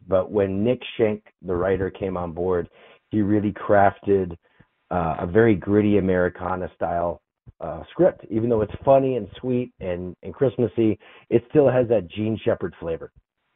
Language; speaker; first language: English; native; English